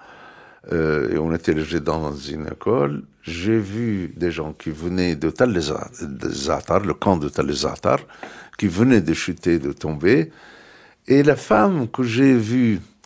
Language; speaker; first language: French; non-native, fluent; Arabic